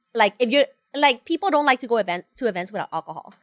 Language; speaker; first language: English; non-native, fluent; Spanish